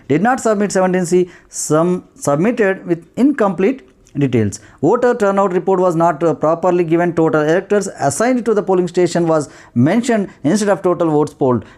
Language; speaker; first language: English; non-native, local second language; Telugu